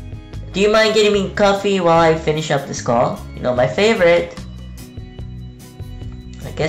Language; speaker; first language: English; native; English